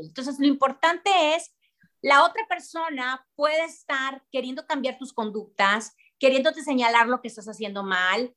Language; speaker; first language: Spanish; native; Spanish